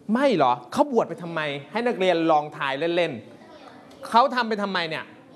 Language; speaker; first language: Thai; native; Thai